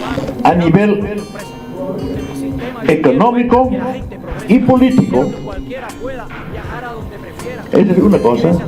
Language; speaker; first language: Spanish; non-native, fluent; Dutch